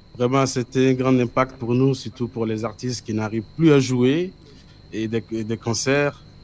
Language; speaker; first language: French; non-native, local second language; Mossi